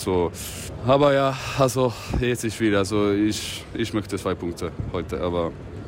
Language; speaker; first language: German; non-native, learner; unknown